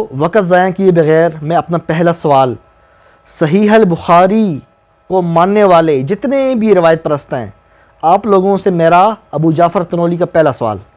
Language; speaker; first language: Urdu; non-native, local second language; Northern Hindko